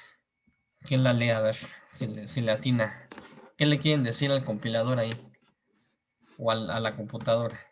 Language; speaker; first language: Spanish; native; Spanish